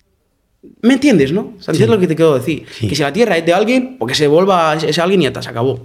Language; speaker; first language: Spanish; non-native, fluent; Arabic